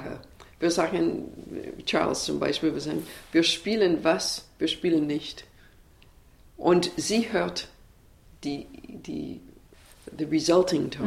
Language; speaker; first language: German; non-native, learner; English